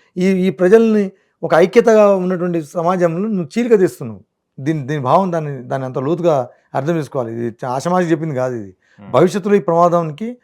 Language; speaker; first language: Telugu; non-native, local second language; Lambadi